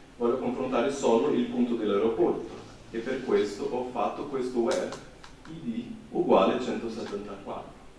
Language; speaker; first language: Italian; non-native, fluent; Portuguese